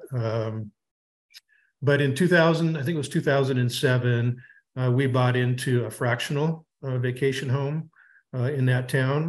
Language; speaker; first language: English; native; English